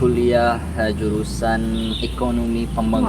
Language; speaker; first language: Indonesian; non-native, learner; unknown